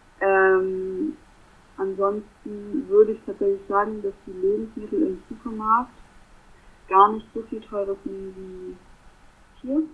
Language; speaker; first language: German; native; German